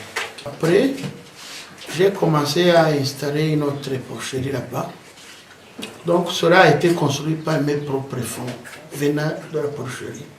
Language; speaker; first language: French; non-native, local second language; Kinyarwanda